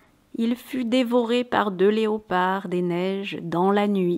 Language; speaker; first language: French; native; French